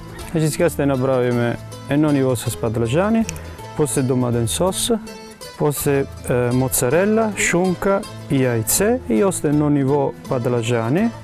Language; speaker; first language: Bulgarian; non-native, fluent; Italian